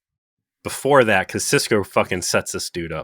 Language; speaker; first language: English; native; English